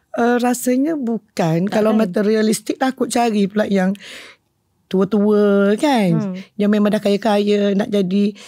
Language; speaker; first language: Malay; native; Malay